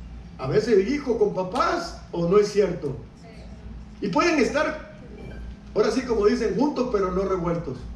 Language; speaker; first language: Spanish; native; Spanish